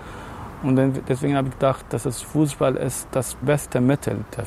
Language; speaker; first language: German; non-native, fluent; Arabic